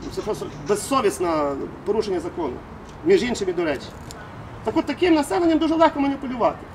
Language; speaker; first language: Ukrainian; native; Ukrainian